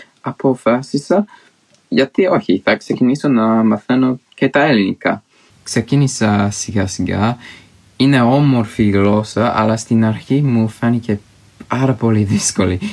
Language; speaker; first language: Greek; non-native, learner; English